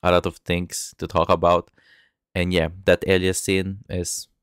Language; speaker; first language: English; non-native, local second language; Filipino